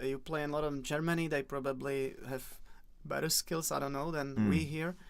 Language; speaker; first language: English; non-native, fluent; Czech